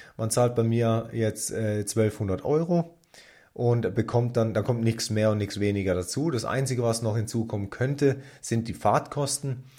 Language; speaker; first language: German; native; German